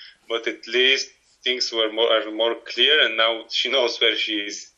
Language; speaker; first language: English; non-native, fluent; Bulgarian